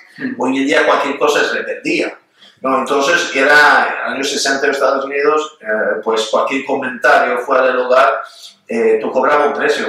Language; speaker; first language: Spanish; non-native, fluent; Swedish